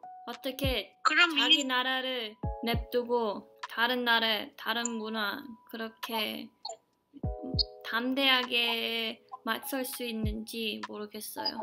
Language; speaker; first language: Korean; early bilingual, heritage; English